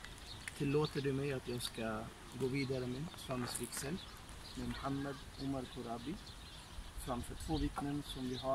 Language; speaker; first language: Swedish; non-native, fluent; Arabic